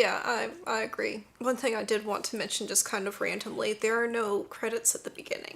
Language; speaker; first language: English; native; English